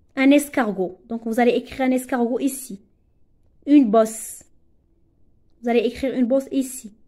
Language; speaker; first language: French; non-native, local second language; Arabic